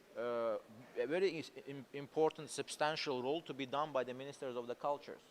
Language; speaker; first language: English; non-native, fluent; Azerbaijani